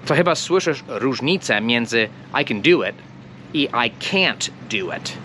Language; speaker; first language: Polish; non-native, fluent; English